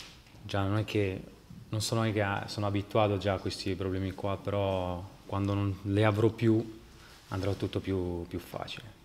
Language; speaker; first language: Italian; non-native, fluent; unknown